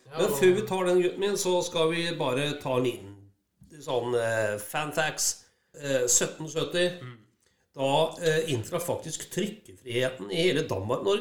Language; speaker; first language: Norwegian; native; Norwegian